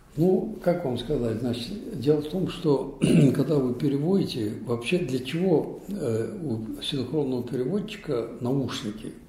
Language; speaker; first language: Russian; native; Russian